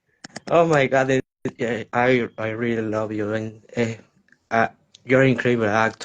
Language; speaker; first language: English; non-native, learner; Spanish